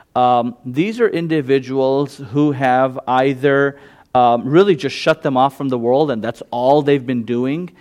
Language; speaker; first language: English; early bilingual, other home language; Gujarati